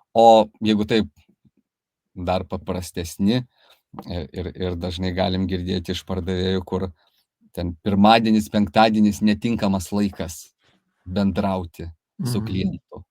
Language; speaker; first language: Lithuanian; native; Lithuanian